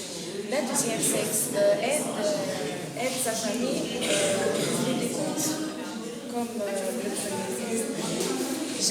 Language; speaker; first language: French; non-native, local second language; Arabic